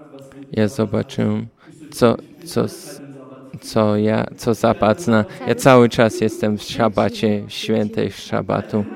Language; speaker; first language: Polish; early bilingual, heritage; Polish